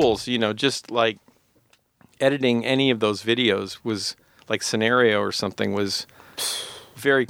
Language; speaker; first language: English; native; English